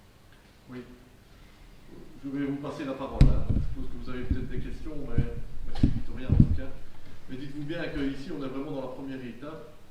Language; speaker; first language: French; native; French